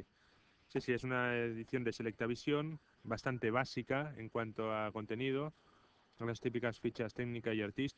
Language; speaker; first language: Spanish; native; Spanish